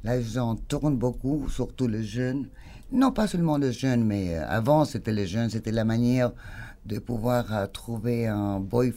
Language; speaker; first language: French; non-native, fluent; Spanish